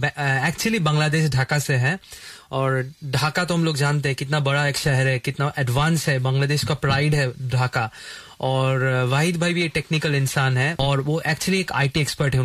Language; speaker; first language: Hindi; native; Hindi